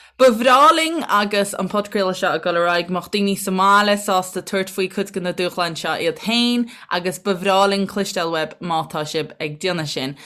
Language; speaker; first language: Irish; native; Irish